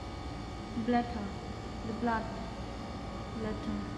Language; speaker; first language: German; non-native, learner; Hiligaynon